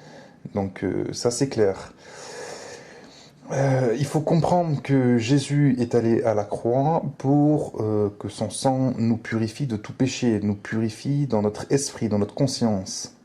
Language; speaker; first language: French; native; French